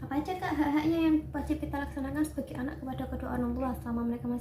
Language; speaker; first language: Indonesian; native; Indonesian